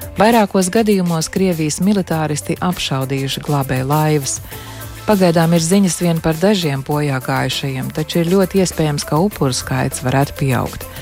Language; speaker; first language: Latvian; native; Latvian